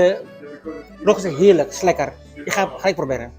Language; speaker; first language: Dutch; non-native, learner; Indonesian